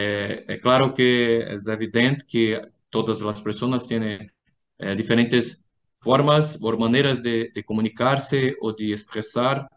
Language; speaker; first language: Spanish; non-native, fluent; Portuguese